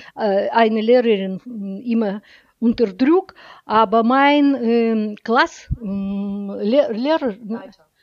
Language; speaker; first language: German; non-native, learner; Russian